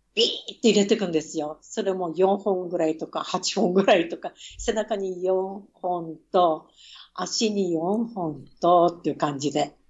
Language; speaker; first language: Japanese; native; Japanese